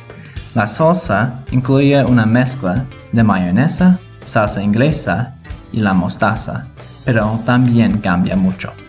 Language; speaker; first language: Spanish; non-native, learner; English